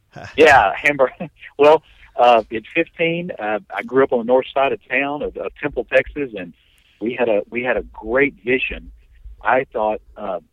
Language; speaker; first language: English; native; English